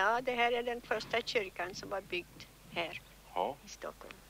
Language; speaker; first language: Swedish; early bilingual, heritage; Swedish